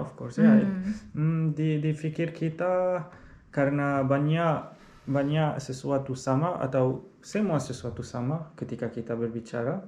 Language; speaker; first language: Indonesian; non-native, learner; Arabic